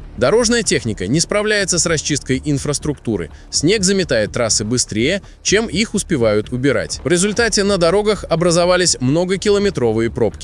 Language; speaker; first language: Russian; native; Russian